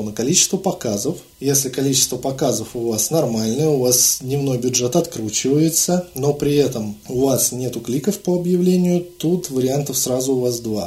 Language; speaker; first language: Russian; native; Russian